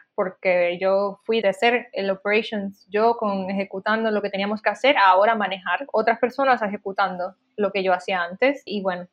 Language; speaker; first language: Spanish; native; Spanish